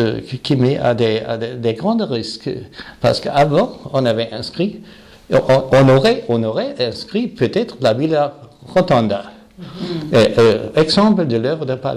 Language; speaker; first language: French; non-native, fluent; German